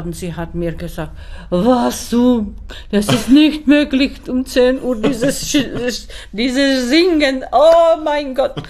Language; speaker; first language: German; non-native, learner; Czech